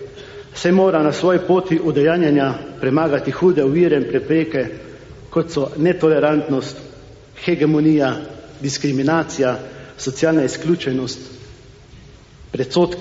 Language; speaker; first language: Slovenian; native; Slovenian